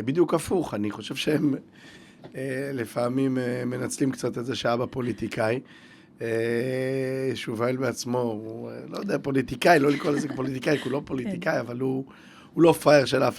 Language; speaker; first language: Hebrew; native; Hebrew